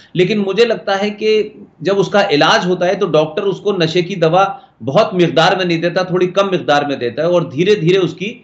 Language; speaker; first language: Hindi; native; Hindi